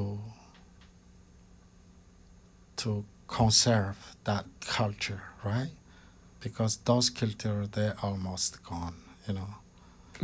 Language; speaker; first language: English; non-native, fluent; Malagasy